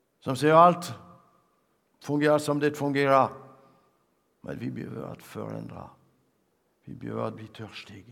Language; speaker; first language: Swedish; non-native, fluent; French